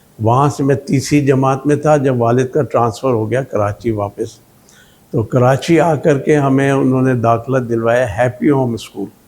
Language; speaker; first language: Urdu; native; Urdu